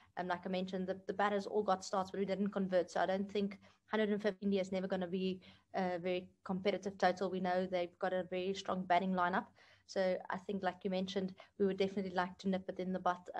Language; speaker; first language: English; non-native, local second language; Afrikaans